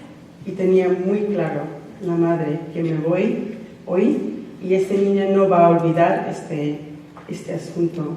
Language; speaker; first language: Spanish; non-native, fluent; English